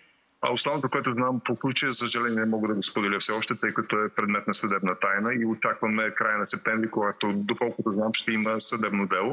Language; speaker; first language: Bulgarian; native; Bulgarian